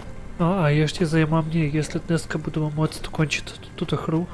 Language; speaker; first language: Czech; non-native, learner; Ukrainian